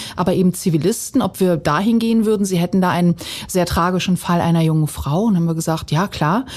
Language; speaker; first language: German; early bilingual, other home language; Bosnian